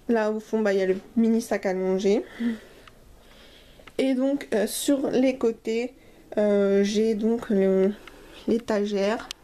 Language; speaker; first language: French; native; French